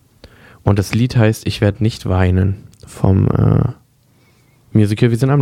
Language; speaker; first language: German; native; German